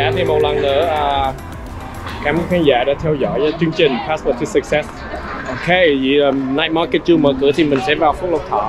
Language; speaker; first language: Vietnamese; early bilingual, heritage; Vietnamese